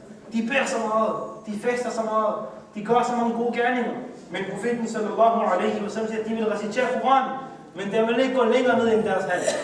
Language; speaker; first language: Danish; early bilingual, other home language; Urdu